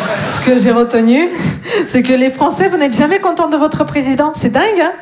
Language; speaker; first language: French; non-native, fluent; Russian